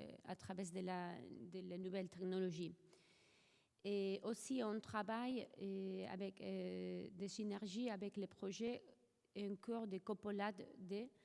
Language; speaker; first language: French; non-native, fluent; Spanish